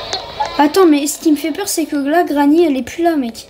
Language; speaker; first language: French; native; French